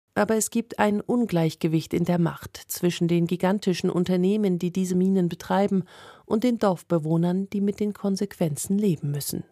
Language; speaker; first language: German; native; German